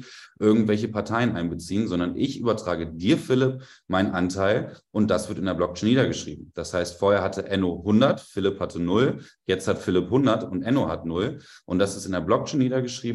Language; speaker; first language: German; native; German